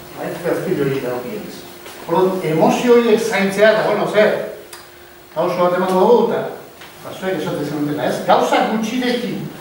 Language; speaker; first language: Basque; native; Basque